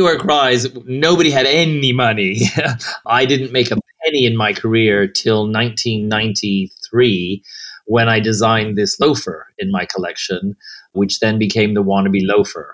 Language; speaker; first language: English; native; English